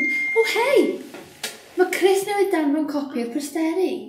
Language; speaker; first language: Welsh; non-native, local second language; English